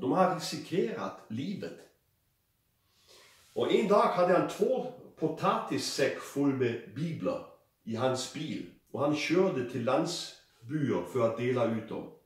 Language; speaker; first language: Swedish; non-native, fluent; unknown